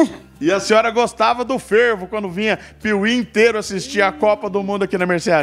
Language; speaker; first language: Portuguese; native; Portuguese